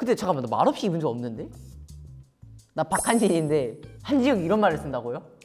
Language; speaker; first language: Korean; native; Korean